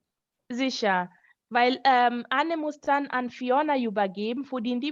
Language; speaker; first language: German; native; German